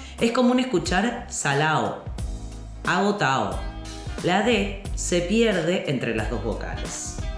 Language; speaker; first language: Spanish; native; Spanish